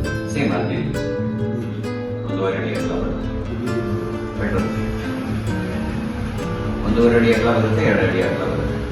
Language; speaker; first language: Kannada; native; Kannada